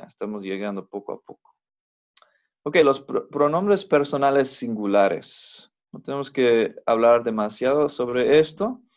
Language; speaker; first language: Spanish; non-native, fluent; English